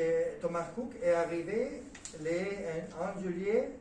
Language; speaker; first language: French; non-native, learner; Spanish